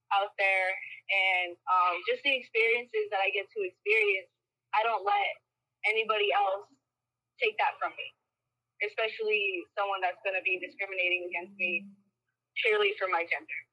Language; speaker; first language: English; early bilingual, other home language; Spanish